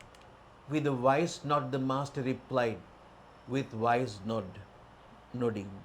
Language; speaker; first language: English; non-native, local second language; Sinhala